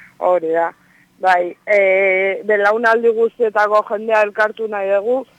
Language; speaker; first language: Basque; non-native, local second language; Spanish